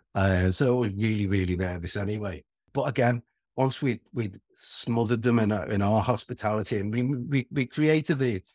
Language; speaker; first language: English; native; English